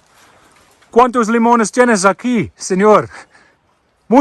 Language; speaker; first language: Spanish; non-native, learner; Dutch